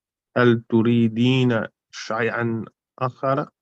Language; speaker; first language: Arabic; non-native, learner; English